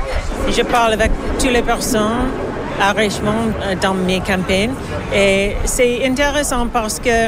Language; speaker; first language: French; non-native, learner; English